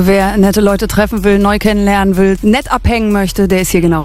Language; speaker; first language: German; native; German